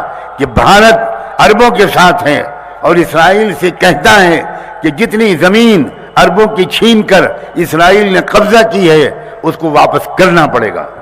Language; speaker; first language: Urdu; native; Urdu